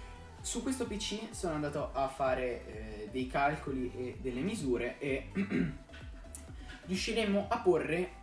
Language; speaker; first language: Italian; native; Italian